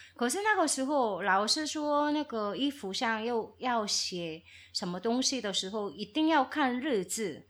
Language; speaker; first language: Chinese; non-native, fluent; Korean